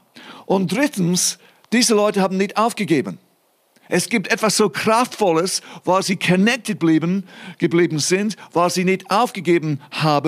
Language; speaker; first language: German; non-native, fluent; English